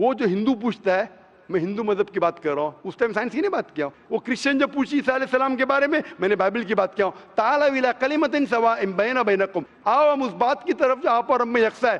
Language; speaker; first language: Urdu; non-native, local second language; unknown